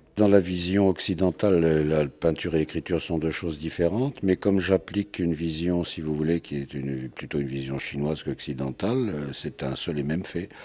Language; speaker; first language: French; native; French